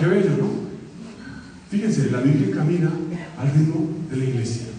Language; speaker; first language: Spanish; native; Spanish